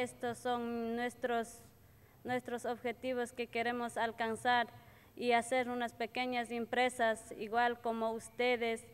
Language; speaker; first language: Spanish; non-native, local second language; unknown